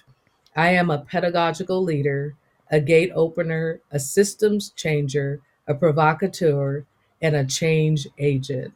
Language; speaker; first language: English; native; English